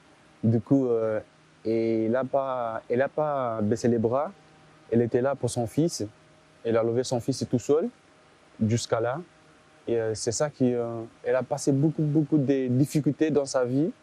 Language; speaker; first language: French; non-native, learner; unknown